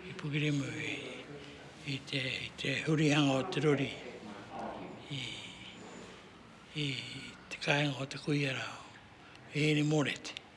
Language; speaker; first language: Māori; native; Māori